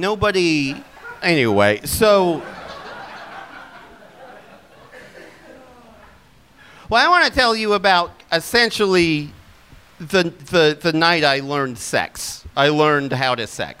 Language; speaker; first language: English; native; English